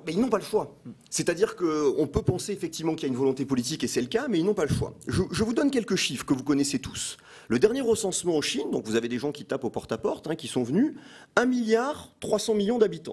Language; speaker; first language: French; native; French